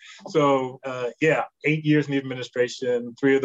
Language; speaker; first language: English; native; English